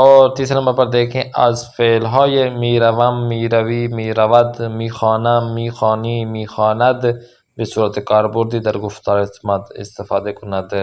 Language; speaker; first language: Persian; non-native, fluent; Urdu